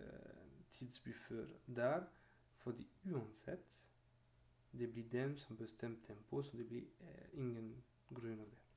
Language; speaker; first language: Norwegian; non-native, fluent; French